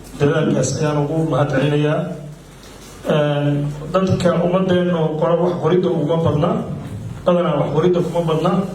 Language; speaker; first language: Somali; native; Somali